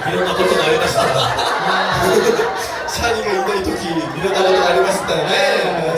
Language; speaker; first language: Japanese; non-native, learner; Korean